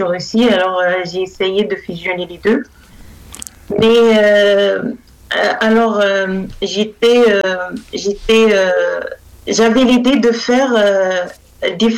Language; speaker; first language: French; non-native, local second language; Arabic